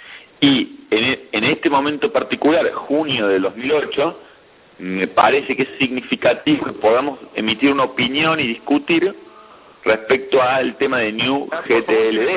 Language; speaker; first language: Spanish; native; Spanish